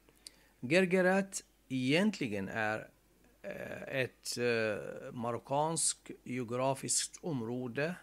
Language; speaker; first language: Swedish; non-native, fluent; Arabic